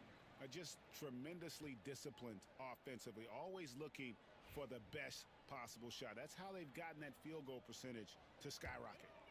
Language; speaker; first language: English; native; English